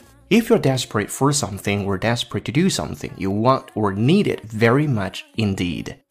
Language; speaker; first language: English; non-native, fluent; Chinese